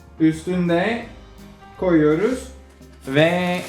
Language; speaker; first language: Turkish; non-native, learner; English